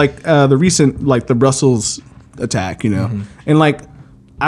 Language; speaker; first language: English; native; English